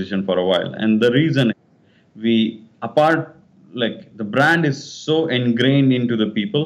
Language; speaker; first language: English; non-native, local second language; Kannada